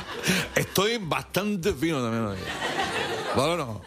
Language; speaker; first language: Spanish; native; Spanish